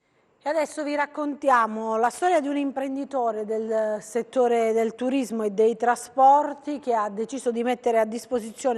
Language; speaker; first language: Italian; native; Italian